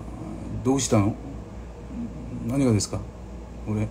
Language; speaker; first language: Japanese; non-native, learner; Korean